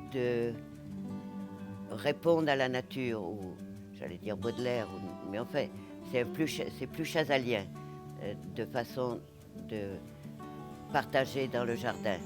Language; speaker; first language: French; non-native, local second language; Morisyen